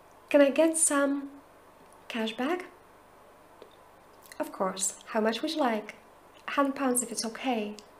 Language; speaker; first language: English; non-native, fluent; Polish